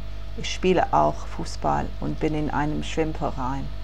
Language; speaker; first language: German; non-native, learner; English